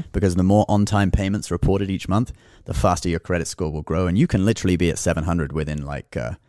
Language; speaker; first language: English; native; English